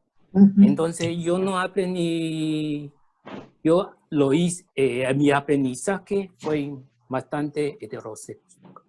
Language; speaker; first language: Spanish; early bilingual, other home language; Chinese